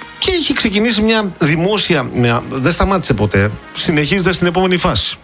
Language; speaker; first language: Greek; native; Greek